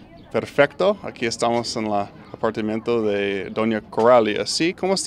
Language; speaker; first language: Spanish; non-native, fluent; English